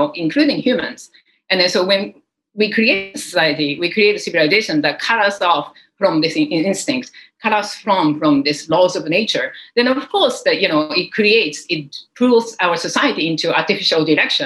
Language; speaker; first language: English; non-native, fluent; Japanese